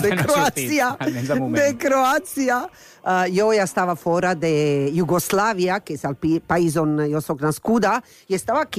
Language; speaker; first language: Catalan; non-native, fluent; Croatian